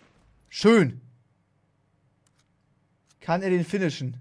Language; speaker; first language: German; native; German